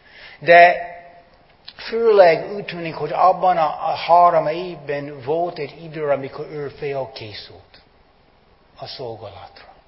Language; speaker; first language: Hungarian; non-native, fluent; English